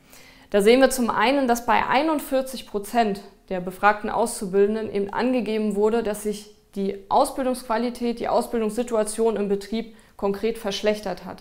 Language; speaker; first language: German; native; German